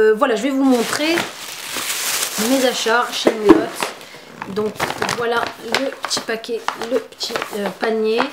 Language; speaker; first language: French; native; French